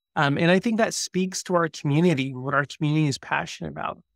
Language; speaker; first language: English; native; English